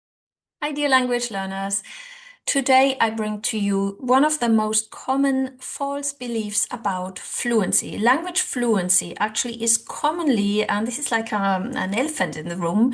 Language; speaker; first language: English; non-native, fluent; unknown